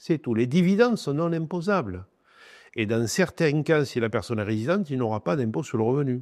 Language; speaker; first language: French; native; French